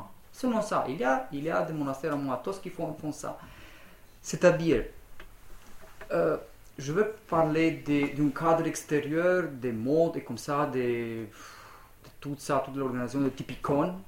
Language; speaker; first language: French; non-native, fluent; Romanian